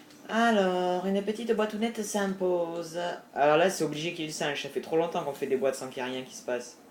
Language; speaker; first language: French; native; French